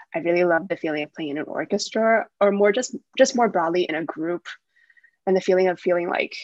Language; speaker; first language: English; early bilingual, other home language; Wu Chinese